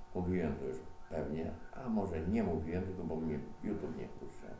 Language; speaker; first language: Polish; native; Polish